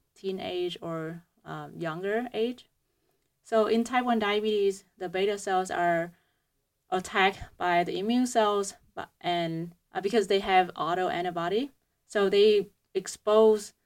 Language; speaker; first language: English; non-native, fluent; Vietnamese